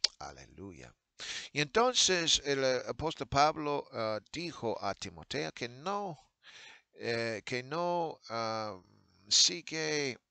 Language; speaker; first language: Spanish; non-native, fluent; English